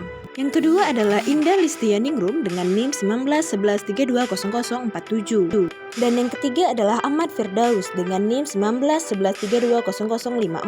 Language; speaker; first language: Indonesian; native; Indonesian